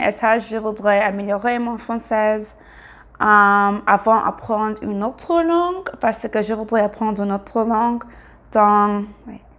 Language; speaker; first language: French; non-native, learner; English